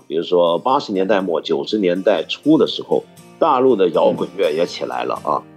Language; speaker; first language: Chinese; non-native, local second language; Cantonese